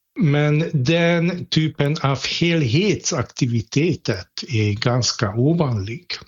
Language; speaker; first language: Swedish; non-native, fluent; Hungarian